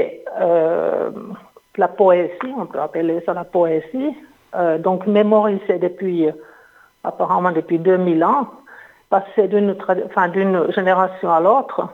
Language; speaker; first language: French; non-native, fluent; Finnish